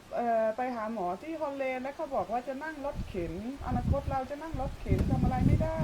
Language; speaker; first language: Thai; non-native, fluent; Dutch